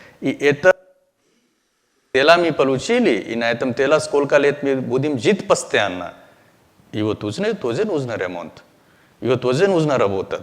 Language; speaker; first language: Russian; non-native, learner; Hindi